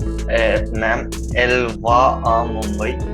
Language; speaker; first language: French; non-native, learner; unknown